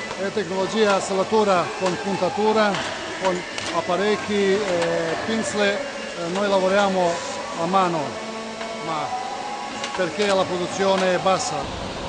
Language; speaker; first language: Italian; non-native, learner; Serbian